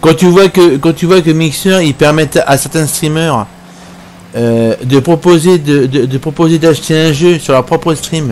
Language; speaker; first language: French; native; French